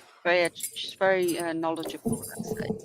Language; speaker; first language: English; native; English